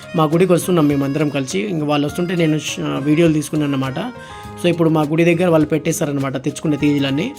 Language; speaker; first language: Telugu; non-native, local second language; Lambadi